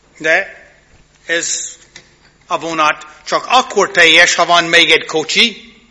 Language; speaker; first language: Hungarian; non-native, fluent; English